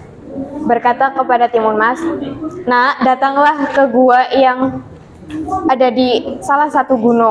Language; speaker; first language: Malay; non-native, local second language; Javanese